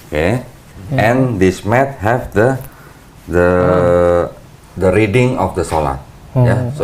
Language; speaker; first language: English; non-native, fluent; Indonesian